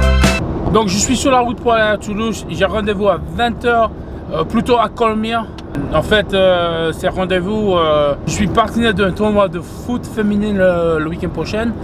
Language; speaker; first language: French; non-native, fluent; English